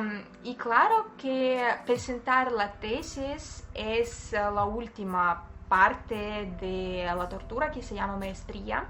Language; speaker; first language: Spanish; non-native, fluent; Russian